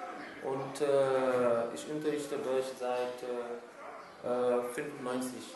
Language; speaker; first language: German; non-native, fluent; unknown